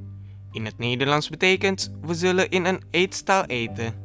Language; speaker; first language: Dutch; non-native, learner; Indonesian